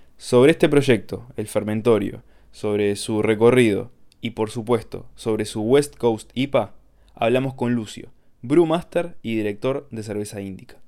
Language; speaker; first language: Spanish; native; Spanish